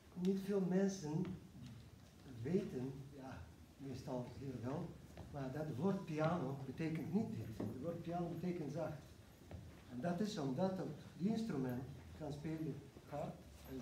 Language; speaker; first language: Dutch; non-native, learner; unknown